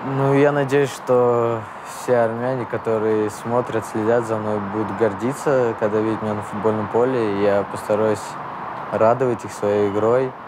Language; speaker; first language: Russian; early bilingual, other home language; Armenian